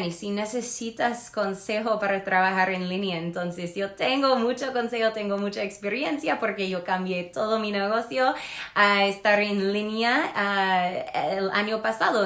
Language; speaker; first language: Spanish; non-native, fluent; English